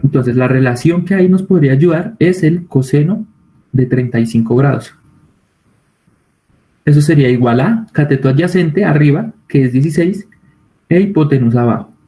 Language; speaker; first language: Spanish; native; Spanish